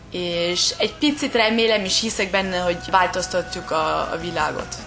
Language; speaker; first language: Hungarian; early bilingual, heritage; German